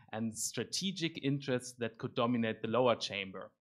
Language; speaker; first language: English; non-native, fluent; German